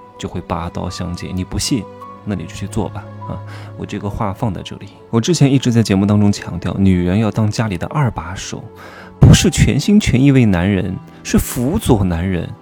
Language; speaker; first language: Chinese; native; Chinese